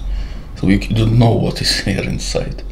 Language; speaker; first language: English; non-native, learner; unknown